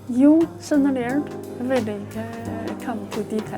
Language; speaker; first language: Norwegian; non-native, learner; Chinese